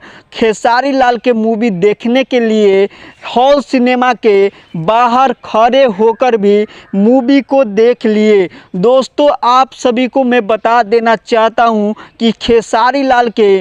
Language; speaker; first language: Hindi; non-native, local second language; Bhojpuri